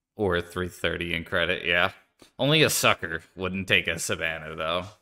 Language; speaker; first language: English; native; English